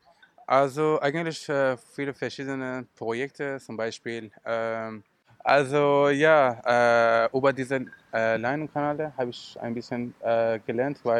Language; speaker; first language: German; non-native, learner; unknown